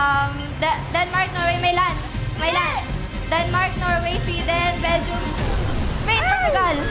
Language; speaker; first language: English; non-native, local second language; Filipino